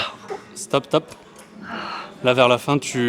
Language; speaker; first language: French; native; French